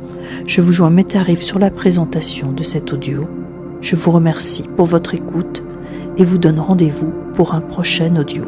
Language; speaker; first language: French; native; French